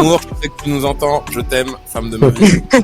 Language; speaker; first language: French; native; French